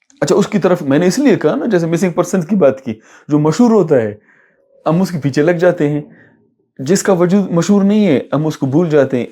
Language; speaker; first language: Urdu; non-native, local second language; Baluchi